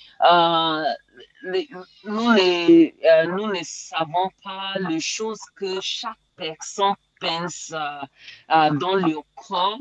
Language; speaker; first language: French; non-native, learner; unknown